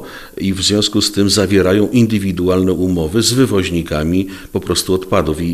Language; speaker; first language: Polish; native; Polish